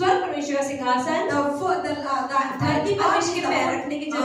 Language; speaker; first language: Hindi; native; Hindi